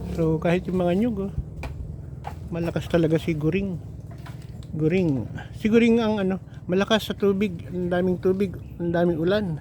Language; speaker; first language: Filipino; non-native, local second language; Iloko